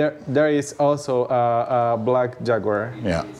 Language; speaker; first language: English; non-native, learner; Spanish